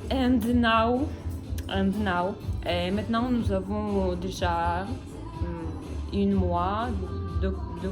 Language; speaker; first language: French; non-native, learner; Russian